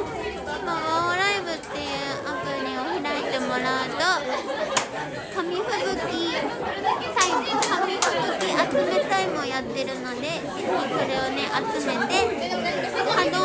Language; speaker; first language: Japanese; native; Japanese